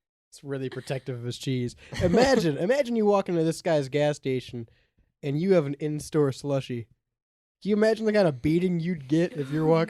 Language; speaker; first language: English; native; English